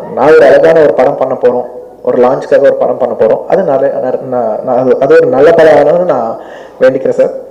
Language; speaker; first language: Tamil; non-native, local second language; Telugu